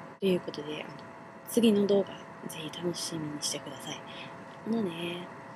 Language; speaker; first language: Japanese; non-native, fluent; Finnish